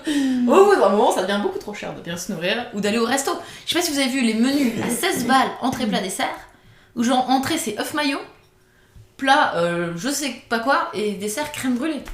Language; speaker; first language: French; native; French